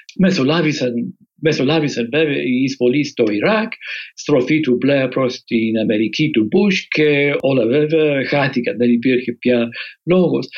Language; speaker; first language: Greek; non-native, fluent; English